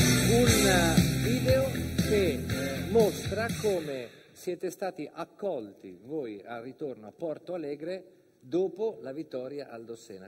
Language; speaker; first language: Italian; native; Italian